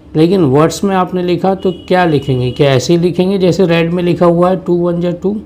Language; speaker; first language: Hindi; native; Hindi